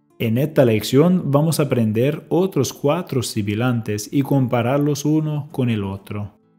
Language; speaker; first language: Spanish; non-native, fluent; English